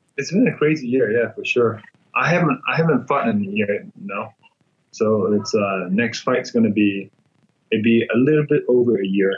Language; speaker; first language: English; non-native, fluent; Burmese